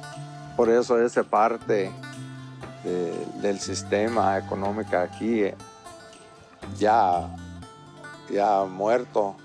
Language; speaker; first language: Spanish; non-native, fluent; English